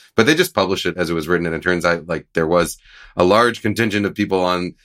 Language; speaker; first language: English; native; English